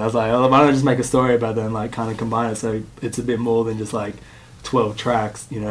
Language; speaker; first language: English; native; English